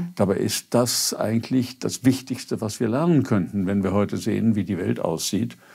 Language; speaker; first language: German; native; German